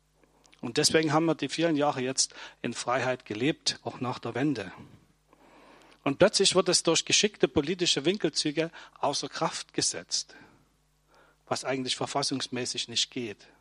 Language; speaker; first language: German; native; German